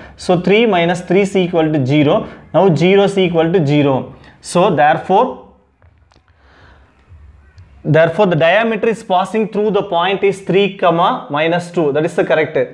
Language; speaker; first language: English; non-native, local second language; Tamil